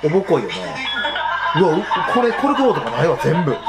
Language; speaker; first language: Japanese; native; Japanese